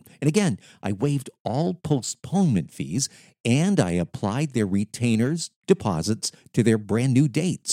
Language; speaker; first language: English; native; English